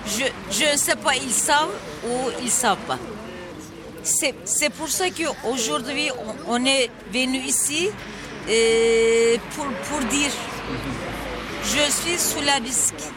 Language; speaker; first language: French; non-native, learner; Turkish